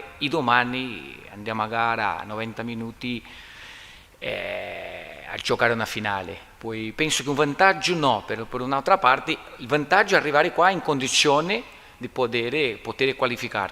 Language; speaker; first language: Italian; non-native, learner; Portuguese